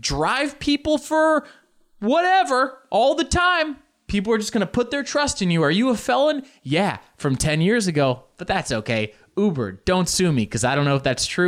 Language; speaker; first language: English; early bilingual, other home language; Spanish